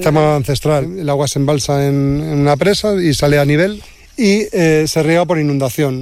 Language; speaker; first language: Spanish; native; Spanish